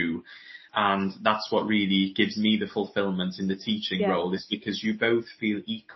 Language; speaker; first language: English; native; English